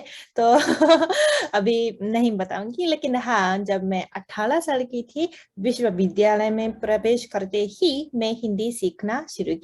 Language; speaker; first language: Hindi; non-native, fluent; Japanese